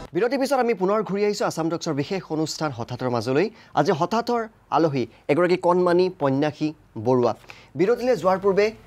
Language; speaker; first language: Assamese; native; Assamese